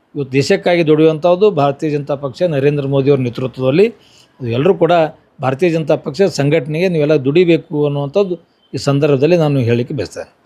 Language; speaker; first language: Kannada; native; Kannada